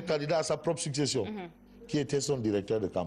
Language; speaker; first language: French; non-native, local second language; Wolof